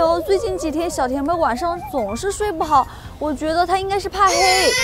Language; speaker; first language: Chinese; native; Chinese